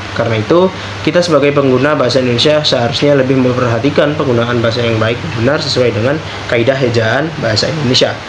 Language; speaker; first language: Indonesian; native; Indonesian